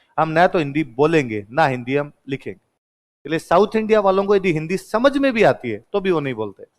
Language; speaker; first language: Hindi; non-native, local second language; Marwari